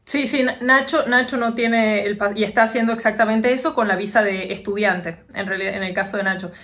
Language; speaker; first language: Spanish; native; Spanish